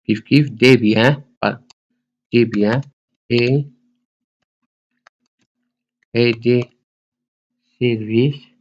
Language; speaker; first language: French; non-native, fluent; Arabic